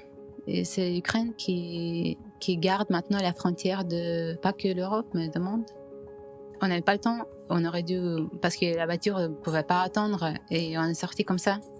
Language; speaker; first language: French; non-native, fluent; Ukrainian